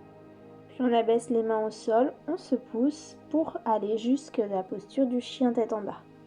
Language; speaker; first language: French; native; French